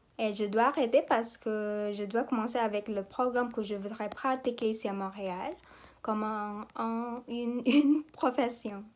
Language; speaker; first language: French; non-native, learner; Pampanga